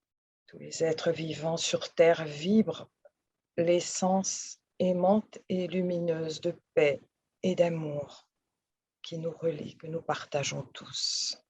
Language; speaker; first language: French; native; French